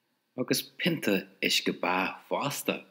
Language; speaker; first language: Irish; non-native, local second language; English